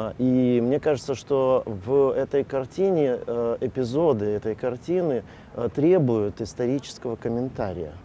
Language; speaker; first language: Russian; native; Russian